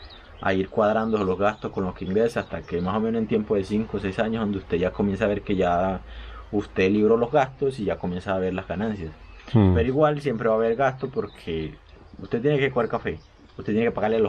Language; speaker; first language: Spanish; native; Spanish